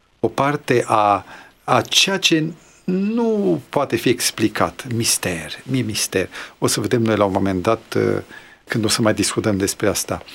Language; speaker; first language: Romanian; native; Romanian